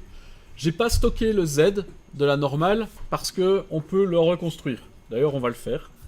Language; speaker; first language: French; native; French